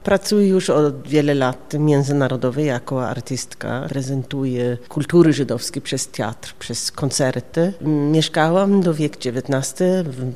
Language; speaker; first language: Polish; non-native, learner; Norwegian